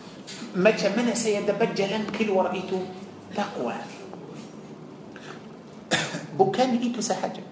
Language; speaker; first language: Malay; non-native, fluent; Arabic